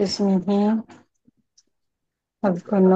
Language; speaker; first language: Arabic; non-native, learner; Indonesian